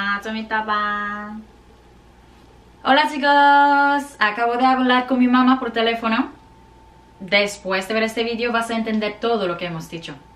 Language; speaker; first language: Spanish; non-native, fluent; Korean